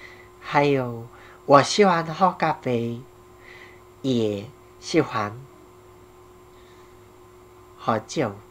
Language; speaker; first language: Chinese; non-native, learner; Korean